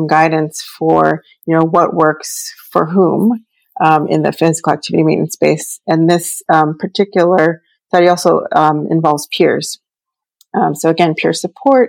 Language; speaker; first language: English; native; English